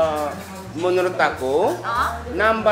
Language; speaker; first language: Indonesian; non-native, fluent; Japanese